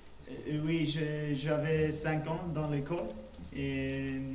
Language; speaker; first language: French; non-native, learner; Norwegian